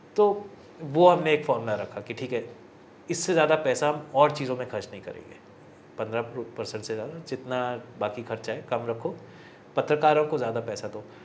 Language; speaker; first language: Hindi; native; Hindi